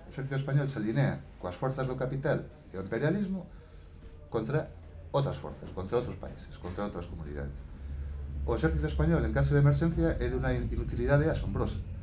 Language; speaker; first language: Galician; native; Galician